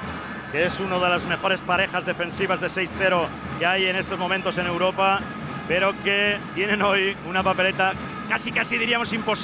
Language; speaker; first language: Spanish; native; Spanish